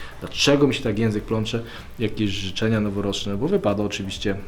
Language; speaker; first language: Polish; native; Polish